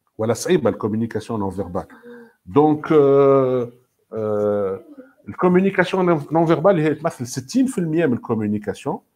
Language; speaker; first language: French; non-native, local second language; Arabic